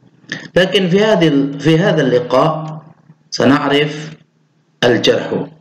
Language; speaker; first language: Arabic; non-native, fluent; Indonesian